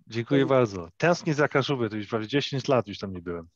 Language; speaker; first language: Polish; early bilingual, heritage; English